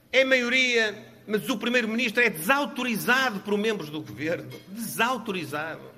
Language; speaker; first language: Portuguese; native; Portuguese